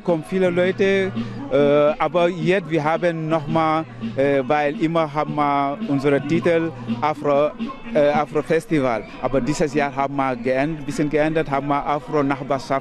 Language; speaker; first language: German; non-native, learner; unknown